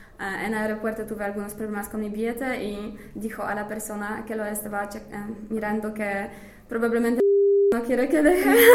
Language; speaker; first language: Spanish; non-native, fluent; English